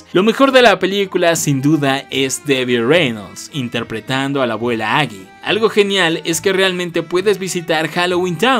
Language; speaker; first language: Spanish; native; Spanish